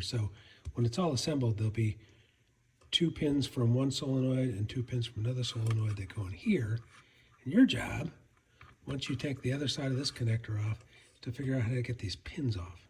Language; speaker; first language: English; native; English